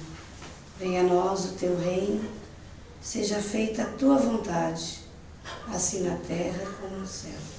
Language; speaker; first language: Portuguese; native; Portuguese